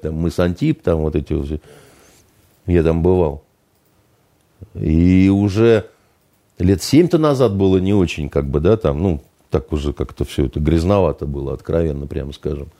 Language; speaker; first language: Russian; native; Russian